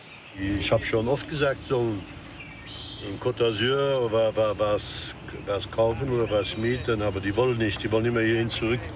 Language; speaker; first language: German; non-native, local second language; Luxembourgish